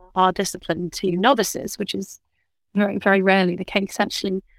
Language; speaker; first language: English; native; English